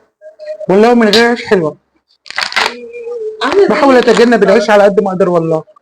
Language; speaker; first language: Arabic; native; Arabic